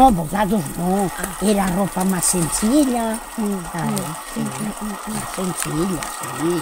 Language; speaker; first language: Spanish; non-native, local second language; Catalan